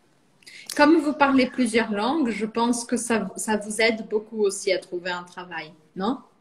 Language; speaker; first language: French; non-native, fluent; Portuguese